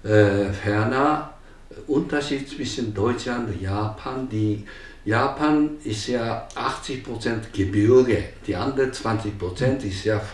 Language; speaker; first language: German; non-native, fluent; Japanese